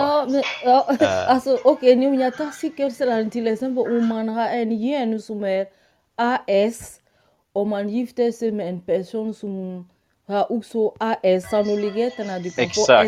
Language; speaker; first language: Swedish; non-native, fluent; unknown